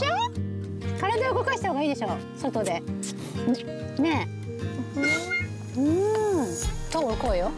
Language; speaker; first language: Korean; non-native, learner; Japanese